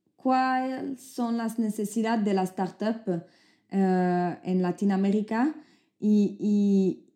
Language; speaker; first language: Spanish; non-native, fluent; French